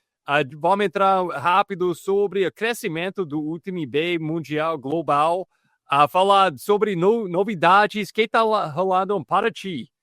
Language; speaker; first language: Portuguese; non-native, fluent; English